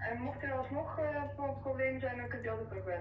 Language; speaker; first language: Dutch; native; Dutch